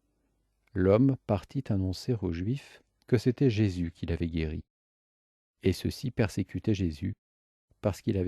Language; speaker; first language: French; native; French